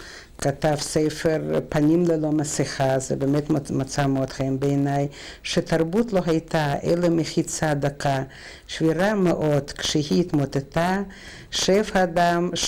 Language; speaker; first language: Hebrew; non-native, fluent; Russian